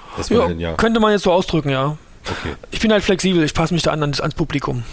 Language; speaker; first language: German; native; German